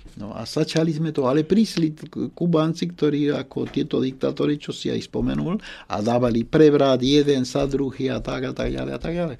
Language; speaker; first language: Slovak; non-native, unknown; Spanish